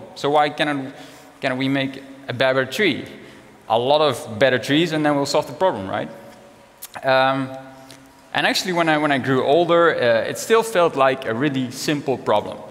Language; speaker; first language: English; non-native, fluent; Dutch